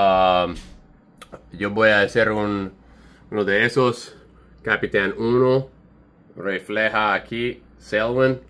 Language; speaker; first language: Spanish; non-native, learner; English